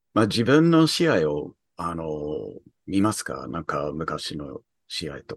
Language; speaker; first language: Japanese; early bilingual, heritage; English